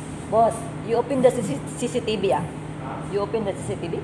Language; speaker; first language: English; non-native, local second language; Filipino